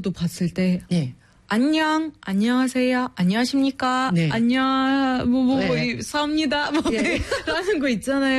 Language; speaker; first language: Korean; non-native, fluent; Arabic